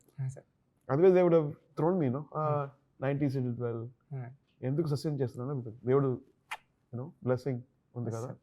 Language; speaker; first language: Telugu; non-native, learner; Tamil